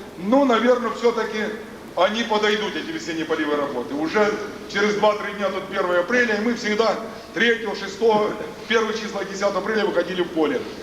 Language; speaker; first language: Russian; native; Russian